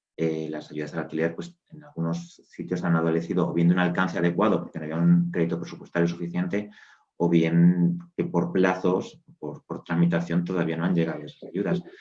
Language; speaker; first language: Spanish; native; Spanish